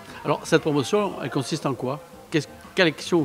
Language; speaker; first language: French; native; French